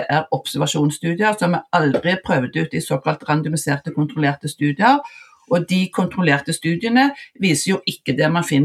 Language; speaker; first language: Norwegian; native; Norwegian